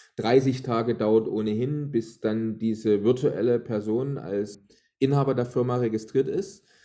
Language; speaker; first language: German; native; German